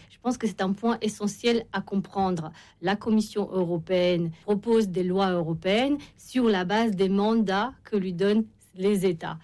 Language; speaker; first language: French; non-native, fluent; Romanian